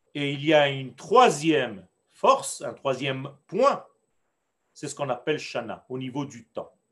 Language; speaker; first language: French; non-native, fluent; Hebrew